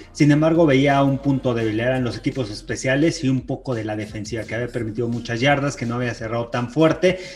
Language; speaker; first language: Spanish; native; Spanish